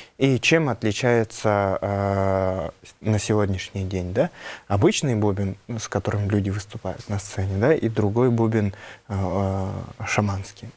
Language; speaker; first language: Russian; non-native, local second language; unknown